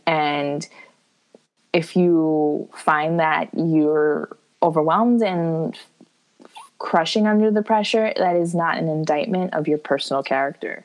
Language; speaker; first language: English; native; English